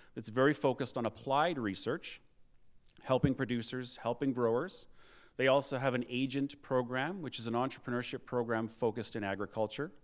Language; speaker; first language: English; native; English